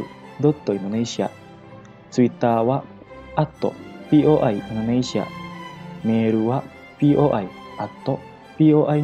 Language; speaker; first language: Japanese; non-native, fluent; Indonesian